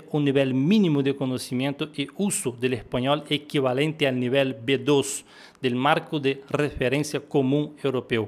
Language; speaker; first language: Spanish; non-native, fluent; Portuguese